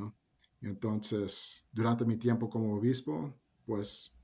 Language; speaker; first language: Spanish; early bilingual, heritage; Spanish